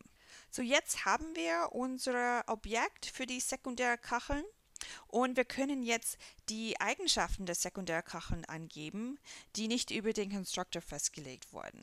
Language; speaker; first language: German; non-native, fluent; English